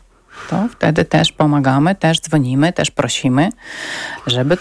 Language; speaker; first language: Polish; non-native, local second language; Ukrainian